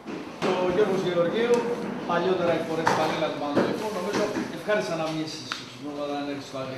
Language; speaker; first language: Greek; native; Greek